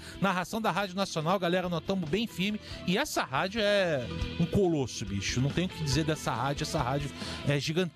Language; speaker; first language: Portuguese; native; Portuguese